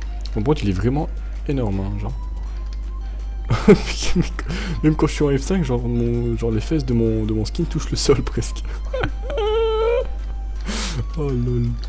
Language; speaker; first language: French; native; French